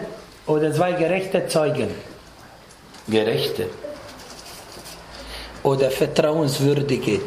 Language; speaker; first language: German; non-native, fluent; Arabic